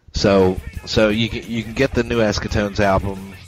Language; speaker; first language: English; native; English